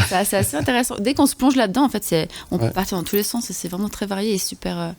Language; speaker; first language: French; native; French